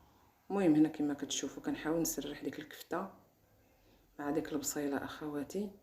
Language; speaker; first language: Arabic; native; Arabic